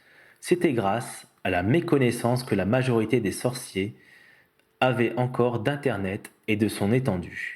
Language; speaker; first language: French; native; French